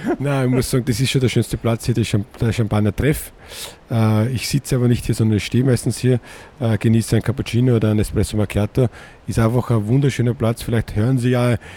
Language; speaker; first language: German; native; German